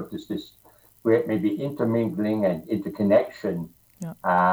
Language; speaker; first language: English; native; English